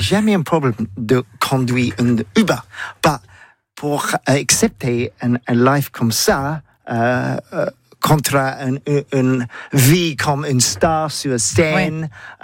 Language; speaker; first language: French; non-native, learner; English